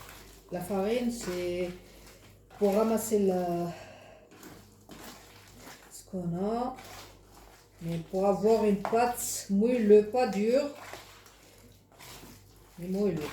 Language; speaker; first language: French; non-native, fluent; Arabic